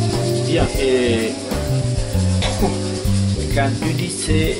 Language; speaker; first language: French; non-native, fluent; Spanish